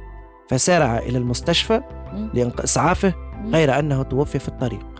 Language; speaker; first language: Arabic; native; Arabic